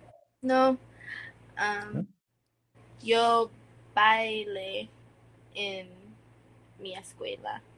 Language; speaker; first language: Spanish; non-native, learner; English